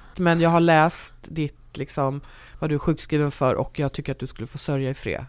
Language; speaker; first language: Swedish; native; Swedish